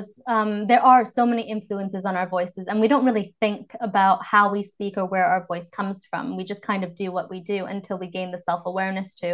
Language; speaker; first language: English; native; English